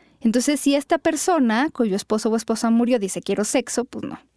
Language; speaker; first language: Spanish; native; Spanish